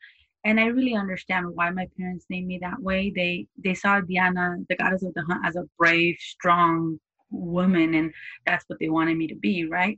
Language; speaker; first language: English; native; English